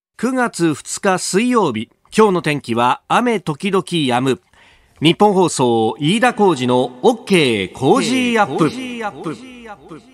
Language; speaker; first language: Japanese; native; Japanese